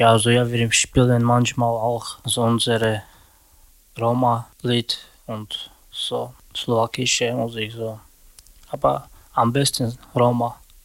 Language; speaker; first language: German; non-native, learner; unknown